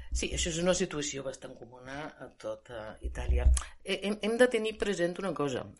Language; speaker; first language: Catalan; non-native, fluent; Italian